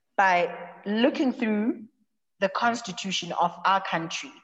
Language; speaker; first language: English; non-native, local second language; Zulu